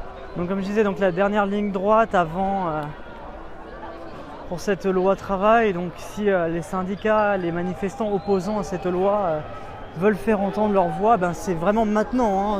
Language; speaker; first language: French; native; French